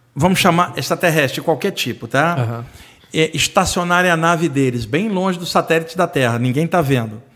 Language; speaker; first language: Portuguese; native; Portuguese